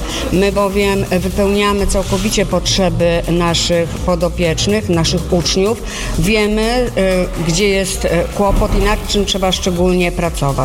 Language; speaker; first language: Polish; native; Polish